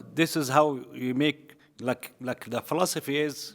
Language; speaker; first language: English; non-native, learner; Arabic